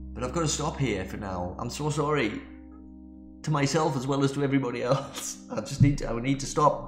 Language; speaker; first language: English; native; English